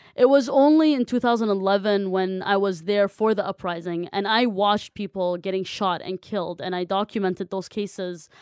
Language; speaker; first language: English; non-native, fluent; Arabic